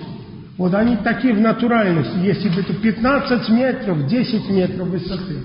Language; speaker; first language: Russian; non-native, fluent; Polish